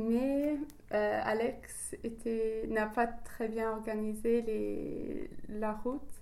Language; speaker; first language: French; non-native, learner; English